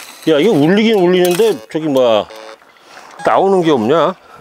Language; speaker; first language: Korean; native; Korean